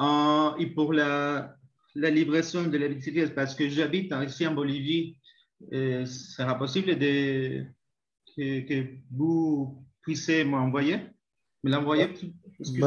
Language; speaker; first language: French; non-native, learner; Spanish